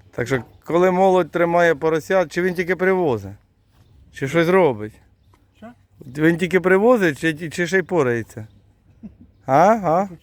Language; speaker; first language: Ukrainian; native; Ukrainian